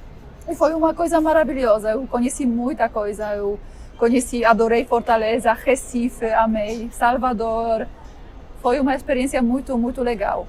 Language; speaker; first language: Portuguese; non-native, fluent; Polish